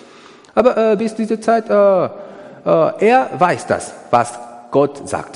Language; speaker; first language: German; non-native, learner; Korean